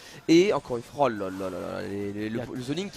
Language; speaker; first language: French; native; French